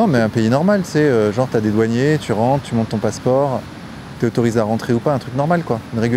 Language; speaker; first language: French; native; French